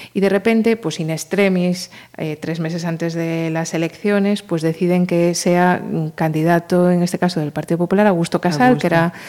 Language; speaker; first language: Spanish; native; Spanish